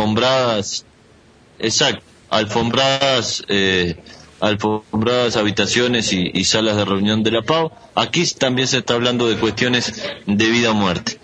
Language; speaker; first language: Spanish; native; Spanish